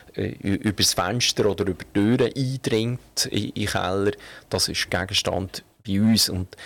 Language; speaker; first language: German; native; German